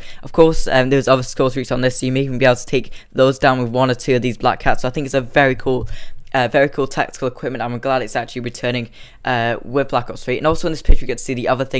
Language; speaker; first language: English; native; English